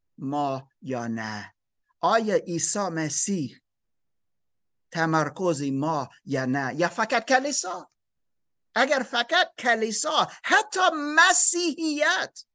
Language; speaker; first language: Persian; non-native, learner; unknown